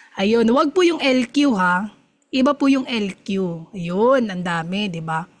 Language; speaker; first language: Filipino; non-native, local second language; Cebuano